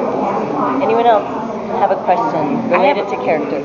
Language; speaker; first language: English; native; English